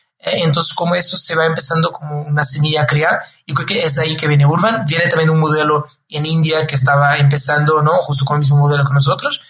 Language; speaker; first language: Spanish; non-native, fluent; Portuguese